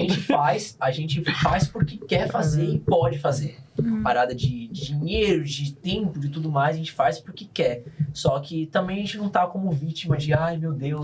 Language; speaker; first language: Portuguese; native; Portuguese